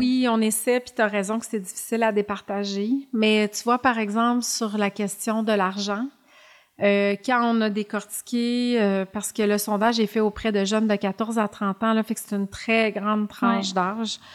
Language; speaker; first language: French; native; French